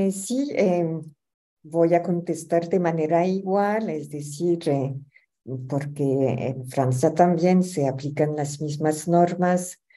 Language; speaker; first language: Spanish; non-native, fluent; French